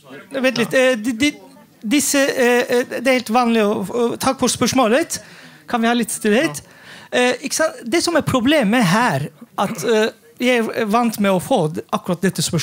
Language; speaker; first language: Norwegian; non-native, fluent; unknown